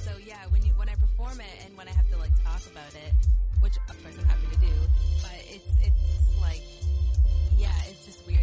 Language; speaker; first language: English; native; English